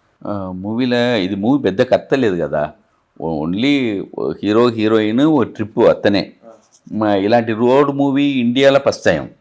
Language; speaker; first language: Telugu; non-native, learner; Tamil